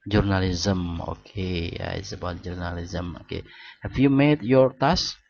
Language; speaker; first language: English; non-native, learner; Indonesian